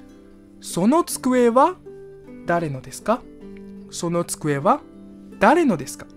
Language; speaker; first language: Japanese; non-native, fluent; Chinese